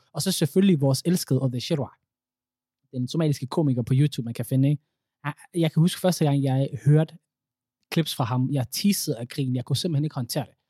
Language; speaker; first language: Danish; early bilingual, other home language; Somali